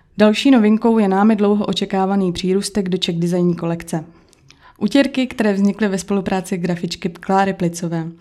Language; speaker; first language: Czech; native; Czech